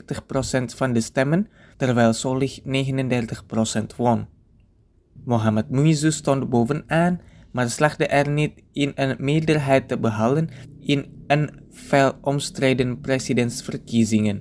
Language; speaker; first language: Dutch; non-native, fluent; Indonesian